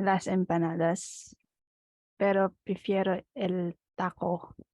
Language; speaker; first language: Spanish; non-native, learner; Filipino